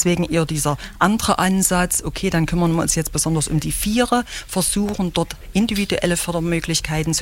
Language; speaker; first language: German; native; German